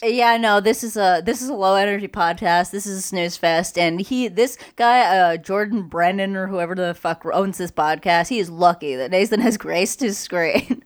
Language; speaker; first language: English; native; English